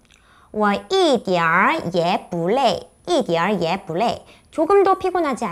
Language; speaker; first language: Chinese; non-native, fluent; Korean